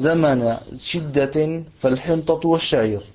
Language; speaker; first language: Arabic; native; Arabic